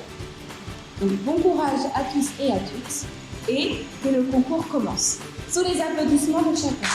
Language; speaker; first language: French; native; French